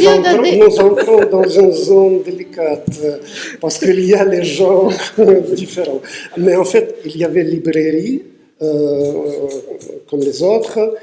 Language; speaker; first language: French; non-native, fluent; Russian